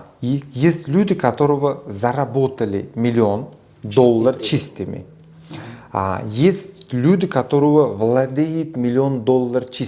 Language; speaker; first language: Russian; non-native, local second language; Uzbek